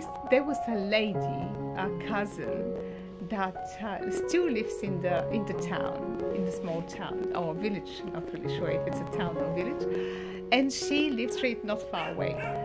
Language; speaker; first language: English; non-native, fluent; Bulgarian